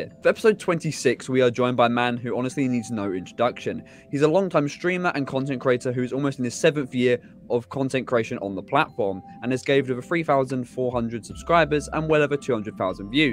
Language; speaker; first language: English; native; English